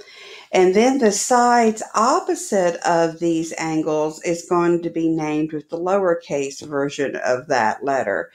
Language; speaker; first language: English; native; English